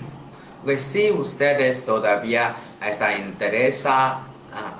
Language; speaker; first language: Spanish; non-native, learner; Chinese